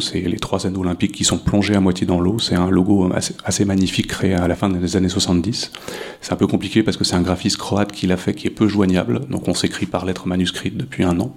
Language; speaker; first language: French; native; French